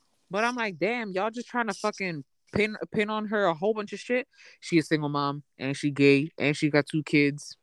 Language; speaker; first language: English; early bilingual, other home language; Spanish